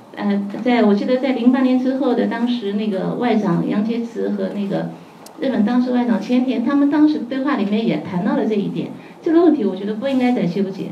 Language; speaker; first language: Chinese; native; Chinese